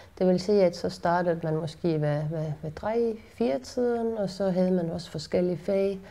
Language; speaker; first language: Danish; non-native, fluent; Estonian